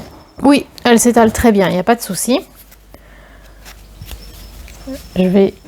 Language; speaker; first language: French; native; French